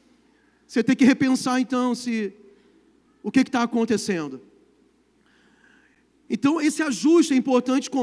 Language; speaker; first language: Portuguese; native; Portuguese